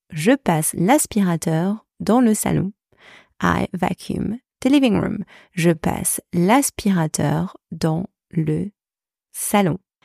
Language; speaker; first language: French; native; French